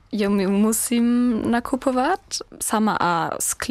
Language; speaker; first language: Czech; non-native, learner; German